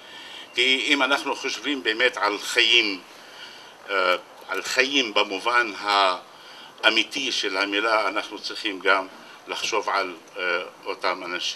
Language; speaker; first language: Hebrew; non-native, local second language; Arabic